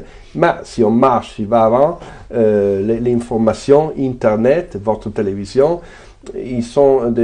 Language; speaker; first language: French; non-native, fluent; Italian